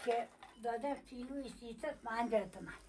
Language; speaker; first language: Persian; native; Persian